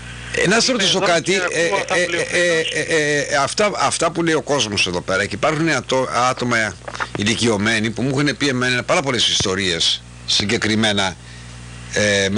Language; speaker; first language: Greek; native; Greek